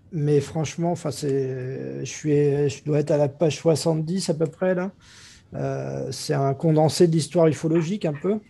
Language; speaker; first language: French; native; French